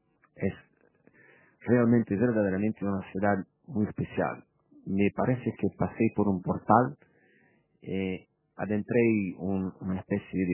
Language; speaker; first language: Spanish; non-native, fluent; Portuguese